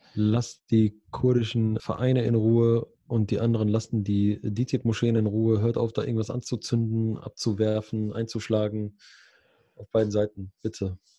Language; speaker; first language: German; early bilingual, other home language; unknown